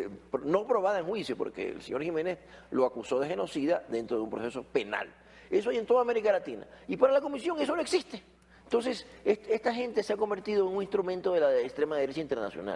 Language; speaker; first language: Spanish; native; Spanish